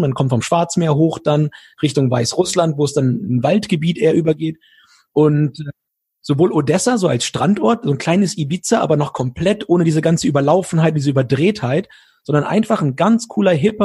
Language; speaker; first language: German; native; German